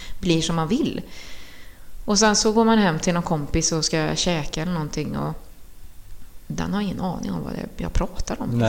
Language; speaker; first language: Swedish; early bilingual, other home language; Spanish